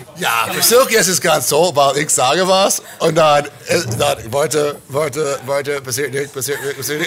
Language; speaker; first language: German; non-native, learner; English